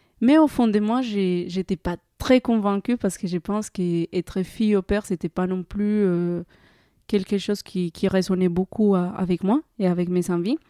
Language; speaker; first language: French; non-native, fluent; Spanish